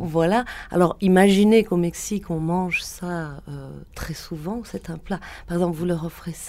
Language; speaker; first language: French; native; French